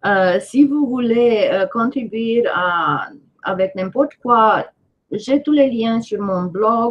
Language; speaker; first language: French; non-native, fluent; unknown